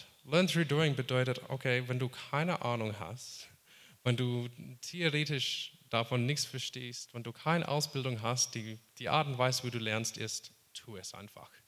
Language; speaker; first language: German; non-native, fluent; English